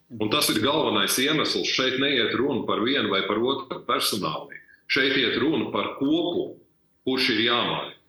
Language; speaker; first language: Latvian; native; Latvian